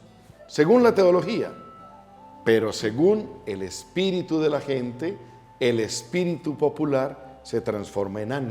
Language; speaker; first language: Spanish; native; Spanish